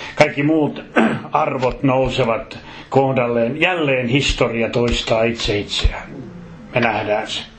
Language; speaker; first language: Finnish; native; Finnish